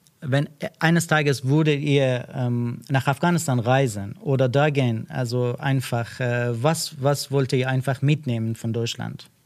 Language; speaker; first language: German; non-native, learner; Persian